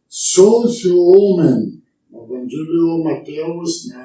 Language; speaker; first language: Portuguese; non-native, learner; Arabic